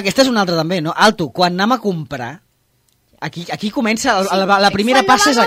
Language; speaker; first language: Catalan; native; Catalan